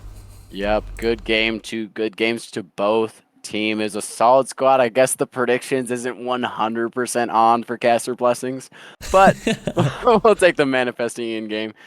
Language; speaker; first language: English; native; English